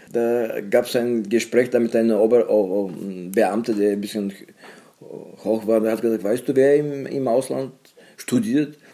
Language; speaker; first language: German; non-native, fluent; Bulgarian